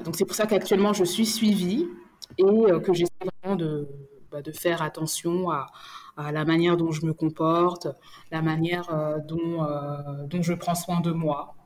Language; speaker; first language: French; native; French